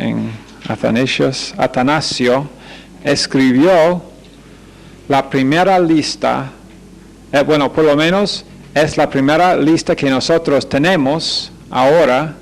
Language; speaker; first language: Spanish; non-native, fluent; English